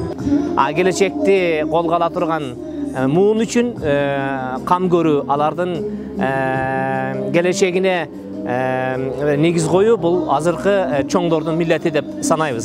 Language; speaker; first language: Kyrgyz; native; Kyrgyz